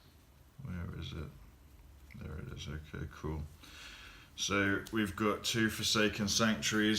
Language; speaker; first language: English; native; English